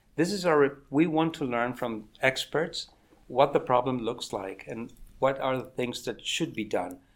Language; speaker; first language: English; non-native, fluent; Spanish